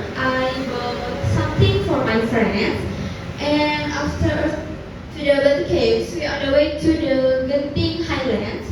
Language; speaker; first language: English; non-native, learner; Indonesian